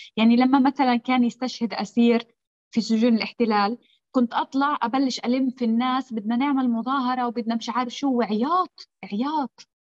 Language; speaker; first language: Arabic; native; Arabic